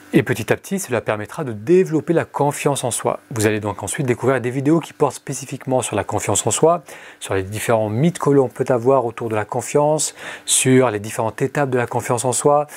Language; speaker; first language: French; early bilingual, other home language; Arabic